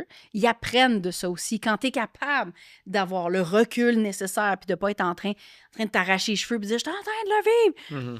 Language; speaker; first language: French; native; French